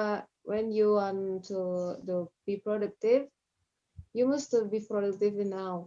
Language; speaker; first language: English; non-native, learner; Indonesian